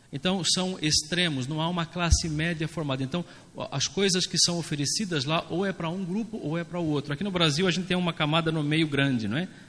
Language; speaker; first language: Portuguese; native; Portuguese